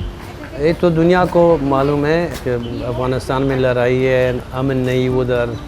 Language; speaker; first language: Hindi; non-native, fluent; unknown